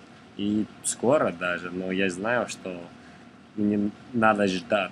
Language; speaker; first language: Russian; non-native, learner; English